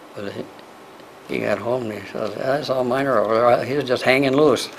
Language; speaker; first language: English; native; English